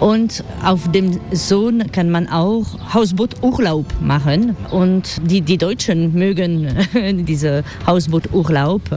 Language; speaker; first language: German; non-native, fluent; French